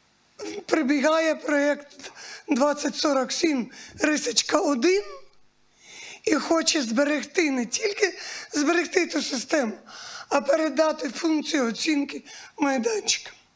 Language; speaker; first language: Ukrainian; native; Ukrainian